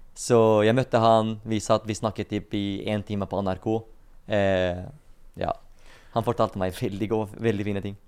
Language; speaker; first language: Norwegian; non-native, fluent; Arabic